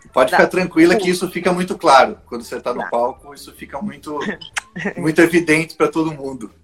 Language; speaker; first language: Portuguese; native; Portuguese